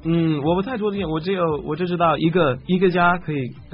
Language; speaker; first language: Chinese; non-native, learner; English